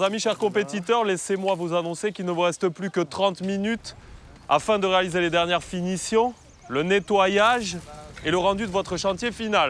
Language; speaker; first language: French; native; French